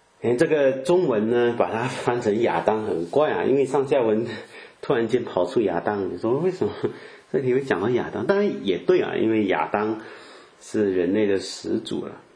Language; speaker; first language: Chinese; native; Chinese